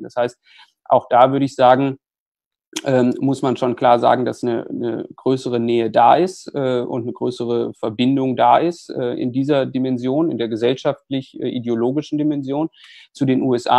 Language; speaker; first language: German; native; German